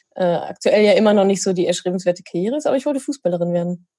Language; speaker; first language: German; native; German